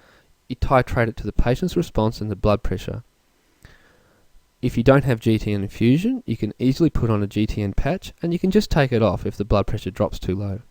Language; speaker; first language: English; native; English